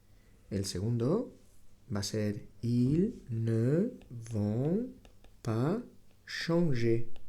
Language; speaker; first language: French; non-native, fluent; Spanish